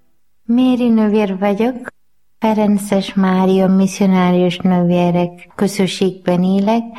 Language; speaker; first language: Hungarian; non-native, learner; Malayalam